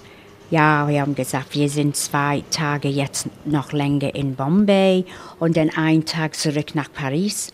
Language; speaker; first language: German; non-native, fluent; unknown